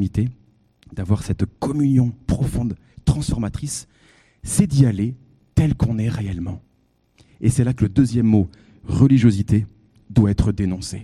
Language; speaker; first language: French; native; French